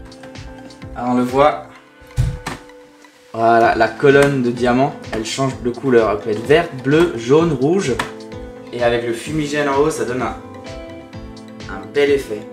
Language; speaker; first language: French; native; French